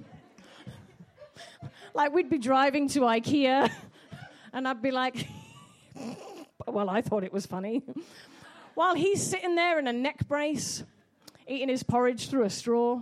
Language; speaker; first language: English; native; English